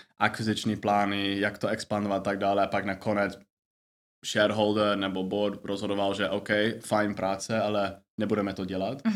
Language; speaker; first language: Czech; non-native, fluent; English